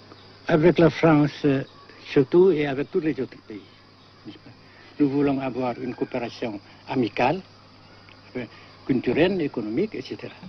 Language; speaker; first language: French; non-native, local second language; Vietnamese